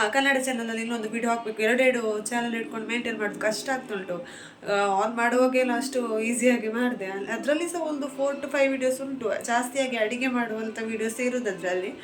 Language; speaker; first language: Kannada; non-native, local second language; Tulu